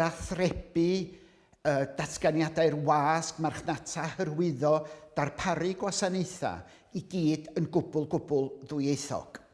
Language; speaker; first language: Welsh; native; Welsh